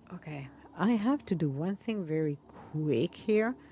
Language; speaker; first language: English; non-native, fluent; Italian